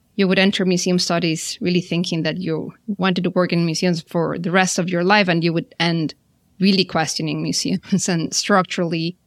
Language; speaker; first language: English; non-native, fluent; Spanish